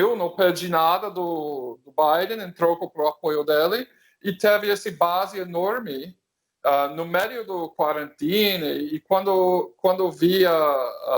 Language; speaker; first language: Portuguese; non-native, fluent; English